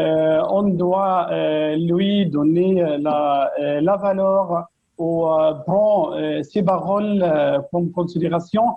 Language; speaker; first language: French; non-native, fluent; Arabic